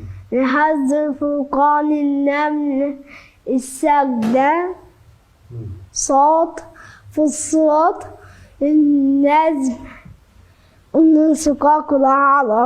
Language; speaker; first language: Arabic; native; Arabic